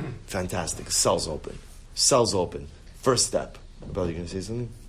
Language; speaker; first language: English; native; English